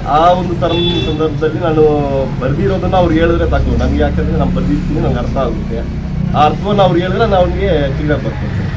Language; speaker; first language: Kannada; non-native, local second language; Telugu